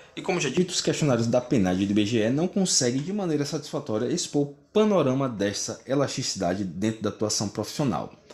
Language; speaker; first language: Portuguese; native; Portuguese